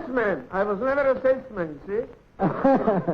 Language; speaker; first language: English; non-native, fluent; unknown